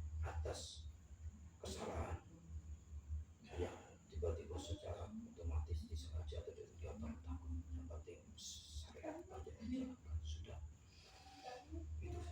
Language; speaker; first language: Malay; non-native, local second language; Javanese